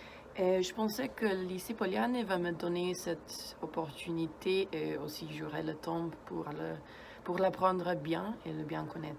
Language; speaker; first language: French; non-native, learner; Slovenian